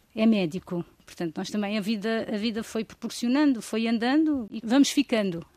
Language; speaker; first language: Portuguese; non-native, local second language; Kabuverdianu